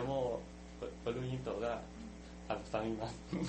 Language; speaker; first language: Japanese; non-native, learner; Thai